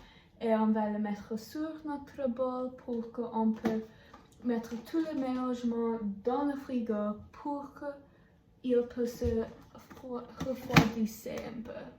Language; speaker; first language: French; non-native, learner; English